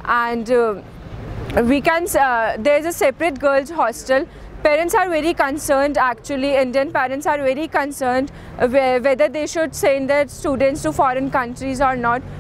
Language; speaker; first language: English; non-native, local second language; Hindi